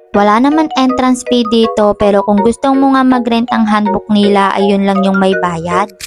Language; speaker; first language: Filipino; native; Filipino